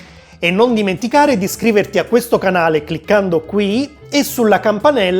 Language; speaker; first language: Italian; native; Italian